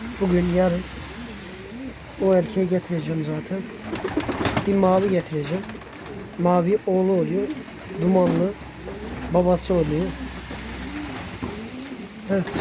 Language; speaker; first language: Turkish; native; Turkish